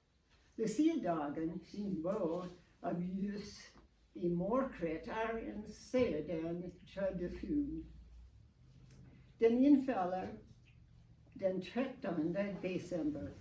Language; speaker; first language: Swedish; non-native, learner; English